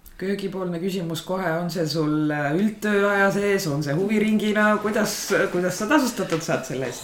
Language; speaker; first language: Estonian; native; Estonian